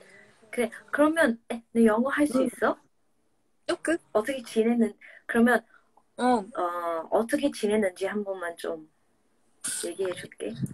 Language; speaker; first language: Korean; non-native, fluent; English